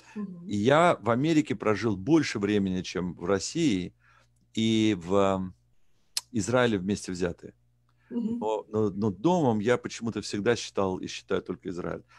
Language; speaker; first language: Russian; native; Russian